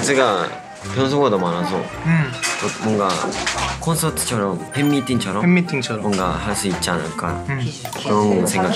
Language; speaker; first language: Korean; non-native, fluent; Japanese